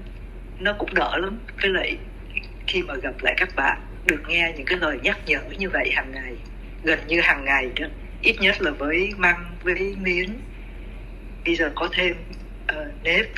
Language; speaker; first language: Vietnamese; native; Vietnamese